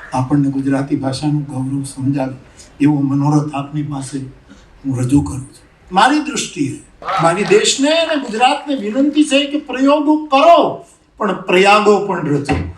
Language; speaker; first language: Gujarati; native; Gujarati